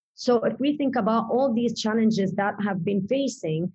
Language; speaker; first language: English; early bilingual, other home language; Arabic